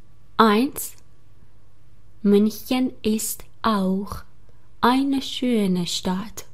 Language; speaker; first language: German; non-native, fluent; Persian